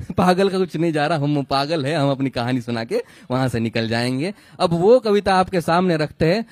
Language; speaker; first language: Hindi; non-native, local second language; Marathi